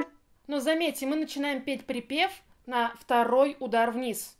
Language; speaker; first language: Russian; native; Russian